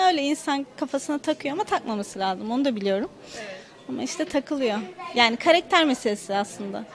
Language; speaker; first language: Turkish; native; Turkish